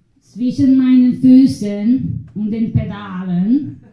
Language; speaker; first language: German; non-native, learner; Portuguese